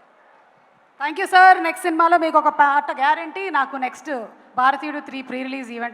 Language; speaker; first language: Telugu; native; Telugu